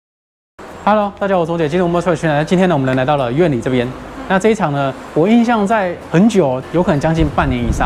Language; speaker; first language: Chinese; native; Chinese